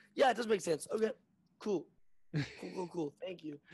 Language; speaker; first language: English; native; English